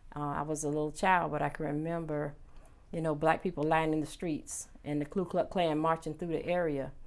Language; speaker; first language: English; native; English